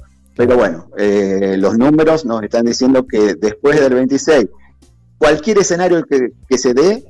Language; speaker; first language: Spanish; native; Spanish